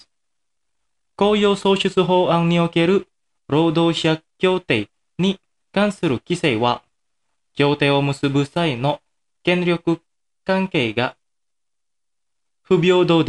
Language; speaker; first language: Japanese; non-native, fluent; Indonesian